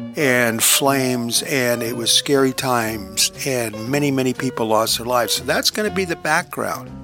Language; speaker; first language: English; native; English